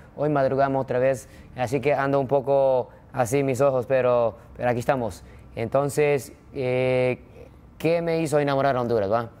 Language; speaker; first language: Spanish; non-native, fluent; Japanese